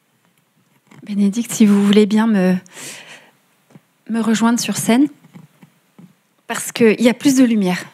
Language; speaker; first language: French; native; French